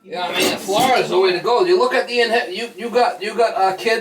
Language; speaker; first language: English; native; English